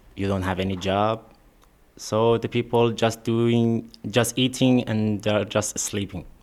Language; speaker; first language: English; non-native, learner; Persian